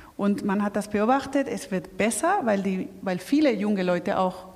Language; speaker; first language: German; non-native, fluent; Spanish